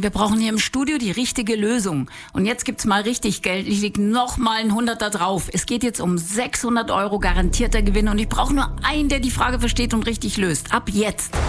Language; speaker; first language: German; native; German